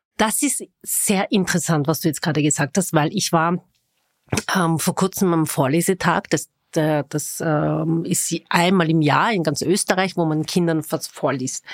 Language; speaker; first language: German; native; German